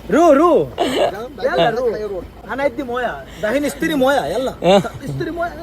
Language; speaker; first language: Arabic; non-native, learner; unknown